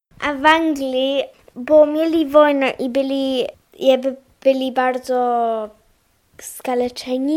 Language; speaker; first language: Polish; early bilingual, heritage; Polish